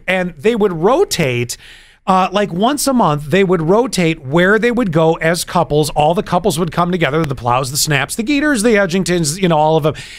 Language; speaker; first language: English; native; English